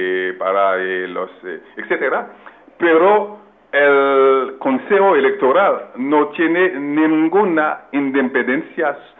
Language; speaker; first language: Spanish; non-native, fluent; French